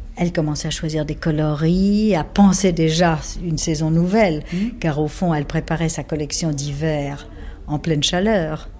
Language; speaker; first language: French; native; French